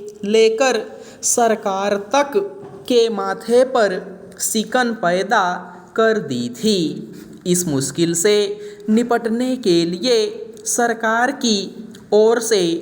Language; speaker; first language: Hindi; native; Hindi